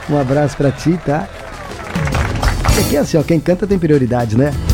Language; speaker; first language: Portuguese; native; Portuguese